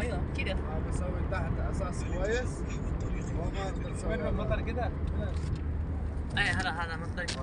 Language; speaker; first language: Arabic; non-native, learner; Bangla